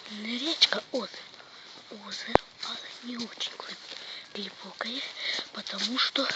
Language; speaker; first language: Russian; non-native, local second language; Ukrainian